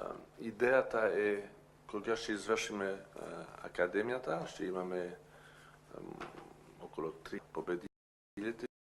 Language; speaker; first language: Bulgarian; non-native, learner; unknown